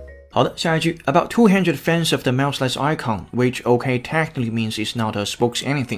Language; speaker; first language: English; non-native, fluent; Chinese